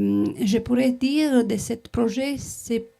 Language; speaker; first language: French; non-native, learner; Romanian